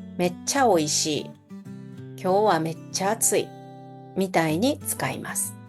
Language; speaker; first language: Japanese; native; Japanese